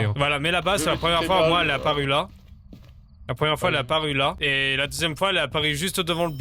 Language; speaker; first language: French; native; French